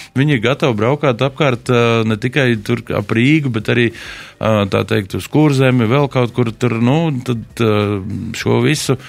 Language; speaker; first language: Latvian; native; Latvian